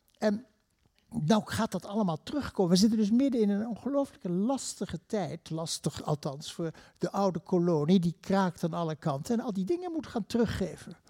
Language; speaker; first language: Dutch; native; Dutch